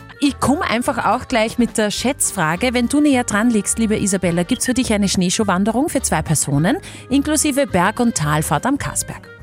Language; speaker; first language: German; native; German